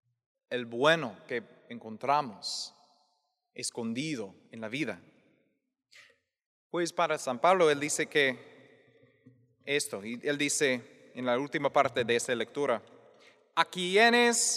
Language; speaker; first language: Spanish; non-native, fluent; English